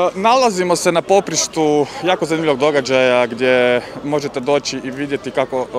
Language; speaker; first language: Croatian; native; Croatian